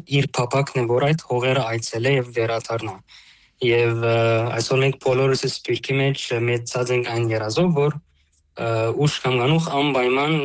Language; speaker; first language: Armenian; early bilingual, heritage; Armenian